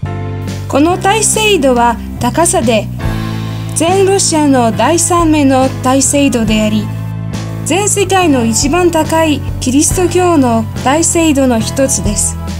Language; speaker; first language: Japanese; non-native, fluent; Russian